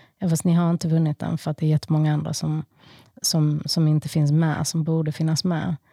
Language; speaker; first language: Swedish; early bilingual, other home language; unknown